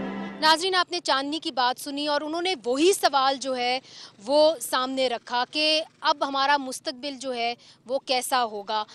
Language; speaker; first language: Urdu; native; Urdu